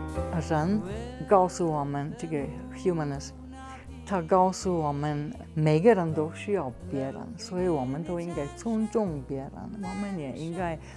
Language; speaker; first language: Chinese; non-native, fluent; Slovenian